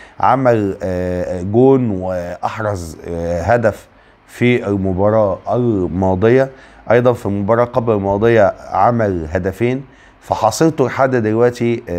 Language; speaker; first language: Arabic; native; Arabic